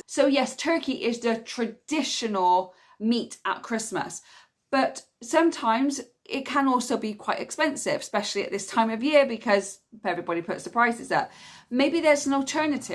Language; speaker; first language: English; native; English